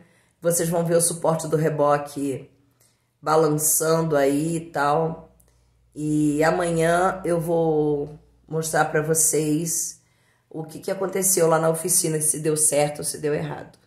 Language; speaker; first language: Portuguese; native; Portuguese